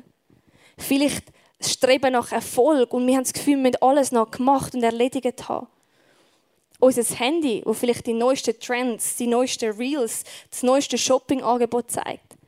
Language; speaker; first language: German; native; German